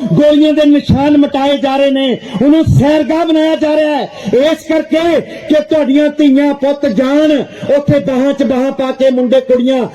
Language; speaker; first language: Punjabi; non-native, local second language; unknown